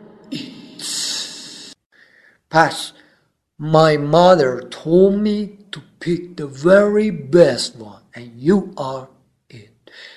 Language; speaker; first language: English; non-native, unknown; Persian